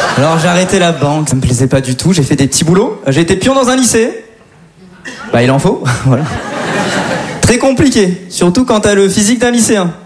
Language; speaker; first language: French; native; French